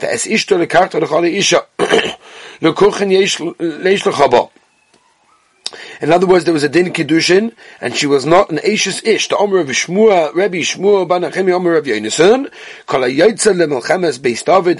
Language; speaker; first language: English; native; English